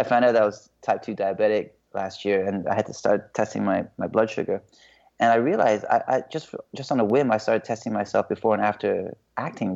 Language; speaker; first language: English; native; English